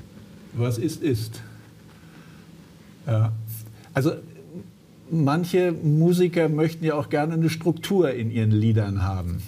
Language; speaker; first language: German; native; German